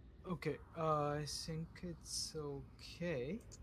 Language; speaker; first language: English; non-native, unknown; Japanese